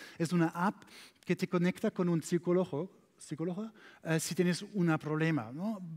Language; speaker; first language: Spanish; non-native, learner; German